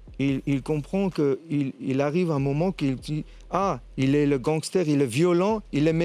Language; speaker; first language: French; non-native, fluent; Armenian